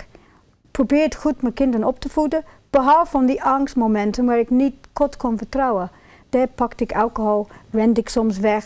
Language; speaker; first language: Dutch; non-native, fluent; English